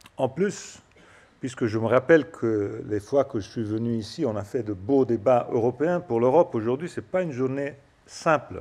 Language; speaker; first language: French; non-native, fluent; Italian